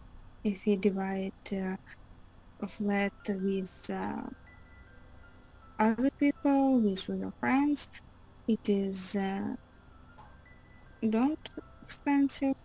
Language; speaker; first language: English; non-native, learner; Russian